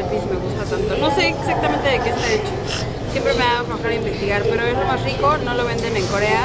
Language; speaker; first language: Spanish; native; Spanish